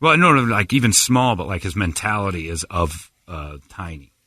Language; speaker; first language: English; native; English